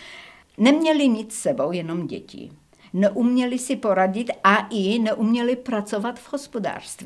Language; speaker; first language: Czech; early bilingual, heritage; Czech